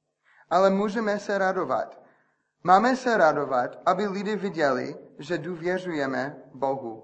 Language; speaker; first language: Czech; non-native, fluent; English